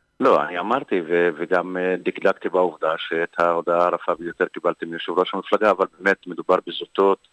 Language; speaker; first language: Hebrew; non-native, local second language; Arabic